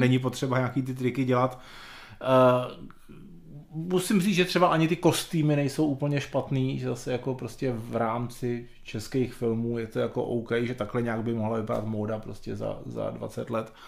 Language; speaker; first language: Czech; native; Czech